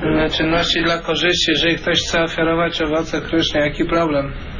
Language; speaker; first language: Polish; native; Polish